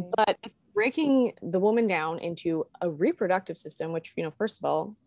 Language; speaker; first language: English; native; English